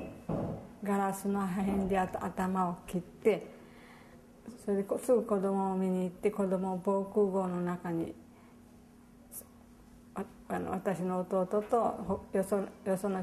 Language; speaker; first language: Japanese; native; Japanese